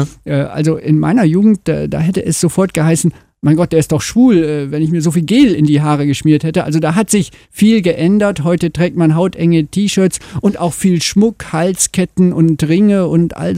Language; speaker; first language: German; native; German